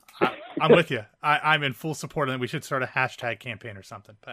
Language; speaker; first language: English; native; English